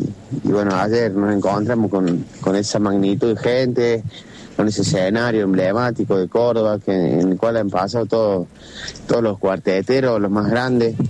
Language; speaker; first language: Spanish; native; Spanish